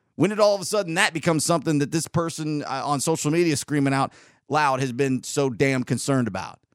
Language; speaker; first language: English; native; English